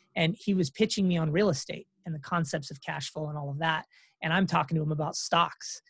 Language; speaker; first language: English; native; English